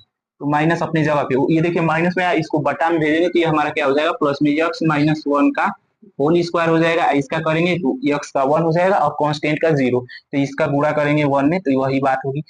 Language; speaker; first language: Hindi; native; Hindi